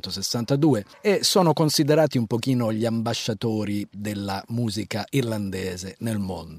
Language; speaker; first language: Italian; native; Italian